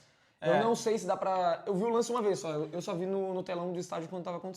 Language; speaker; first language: Portuguese; native; Portuguese